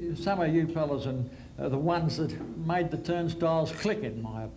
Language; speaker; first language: English; native; English